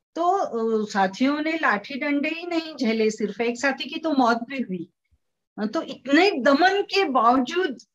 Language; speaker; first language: Hindi; non-native, local second language; Marathi